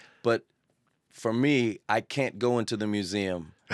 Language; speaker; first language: English; native; English